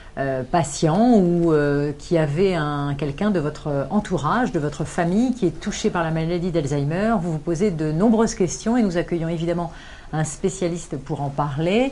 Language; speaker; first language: French; native; French